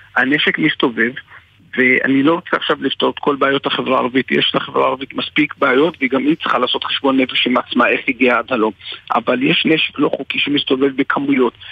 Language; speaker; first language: Hebrew; non-native, local second language; Arabic